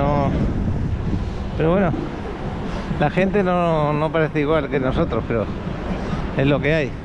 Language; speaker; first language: Spanish; native; Spanish